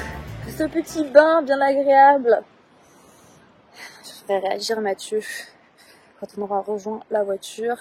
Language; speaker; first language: French; native; French